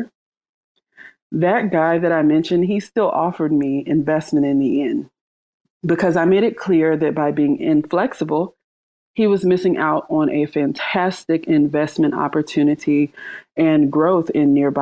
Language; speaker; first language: English; native; English